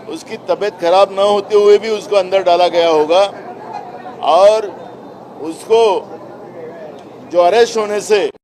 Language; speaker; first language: Hindi; non-native, local second language; Marathi